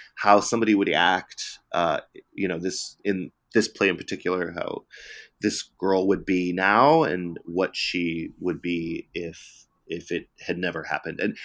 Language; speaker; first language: English; early bilingual, other home language; Italian